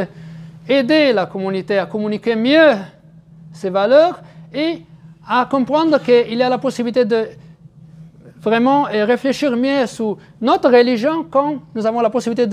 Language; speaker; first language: French; non-native, fluent; Arabic